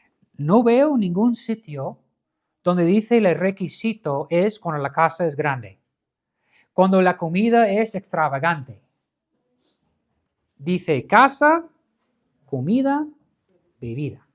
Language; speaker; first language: Spanish; non-native, fluent; English